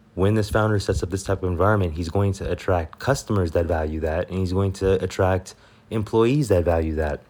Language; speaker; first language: English; early bilingual, other home language; Spanish